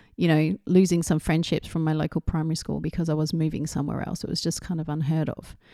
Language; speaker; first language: English; native; English